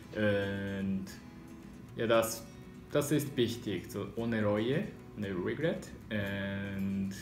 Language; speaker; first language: German; non-native, learner; Japanese